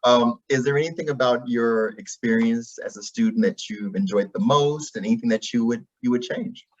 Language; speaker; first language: English; native; English